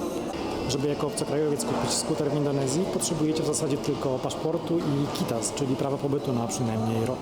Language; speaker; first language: Polish; native; Polish